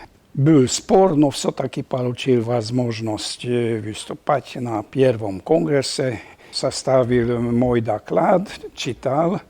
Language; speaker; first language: Russian; non-native, fluent; Hungarian